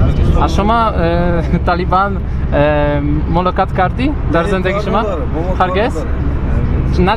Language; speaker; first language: Persian; non-native, learner; Polish